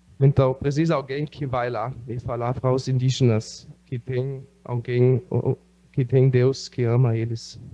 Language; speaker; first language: Portuguese; non-native, local second language; German